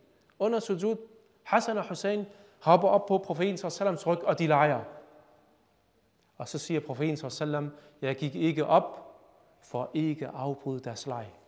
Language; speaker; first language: Danish; early bilingual, other home language; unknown